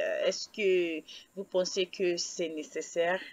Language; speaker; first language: French; non-native, fluent; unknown